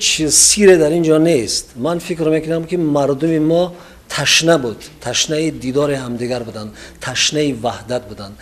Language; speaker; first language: Persian; native; Persian